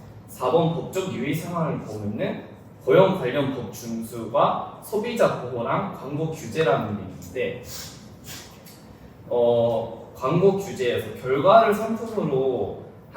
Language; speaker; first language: Korean; non-native, fluent; Japanese